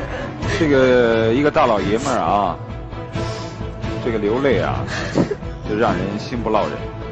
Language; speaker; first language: Chinese; native; Chinese